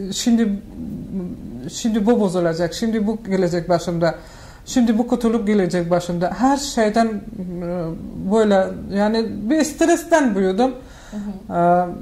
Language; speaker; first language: Turkish; non-native, learner; Persian